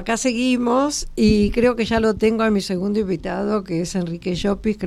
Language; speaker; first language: Spanish; native; Spanish